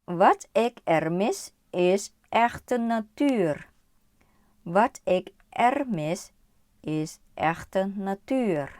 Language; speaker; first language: Dutch; non-native, learner; Thai